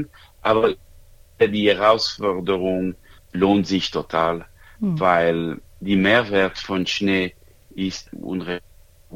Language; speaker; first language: German; non-native, local second language; French